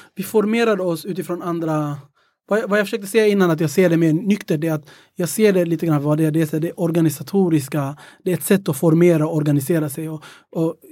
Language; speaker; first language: Swedish; early bilingual, other home language; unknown